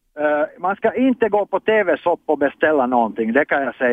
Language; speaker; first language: Swedish; non-native, fluent; Finnish